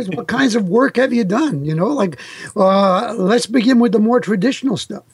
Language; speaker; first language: English; early bilingual, other home language; Italian